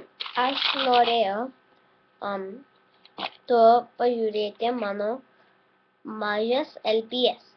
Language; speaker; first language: Lithuanian; early bilingual, heritage; Lithuanian